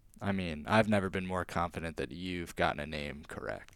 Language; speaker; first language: English; native; English